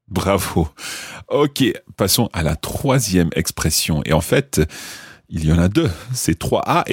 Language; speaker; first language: French; non-native, fluent; English